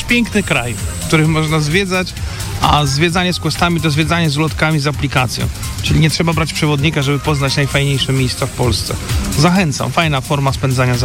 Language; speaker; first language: Polish; native; Polish